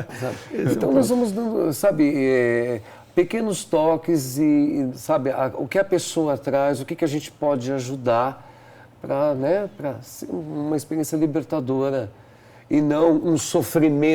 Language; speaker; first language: Portuguese; native; Portuguese